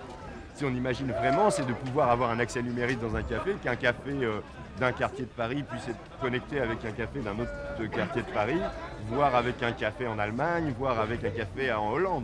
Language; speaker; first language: French; native; French